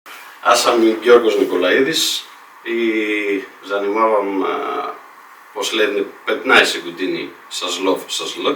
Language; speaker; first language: Bulgarian; non-native, fluent; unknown